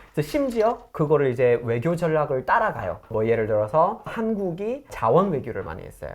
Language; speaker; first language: Korean; non-native, fluent; English